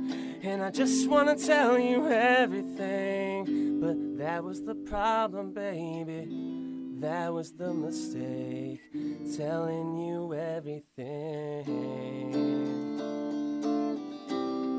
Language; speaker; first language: English; native; English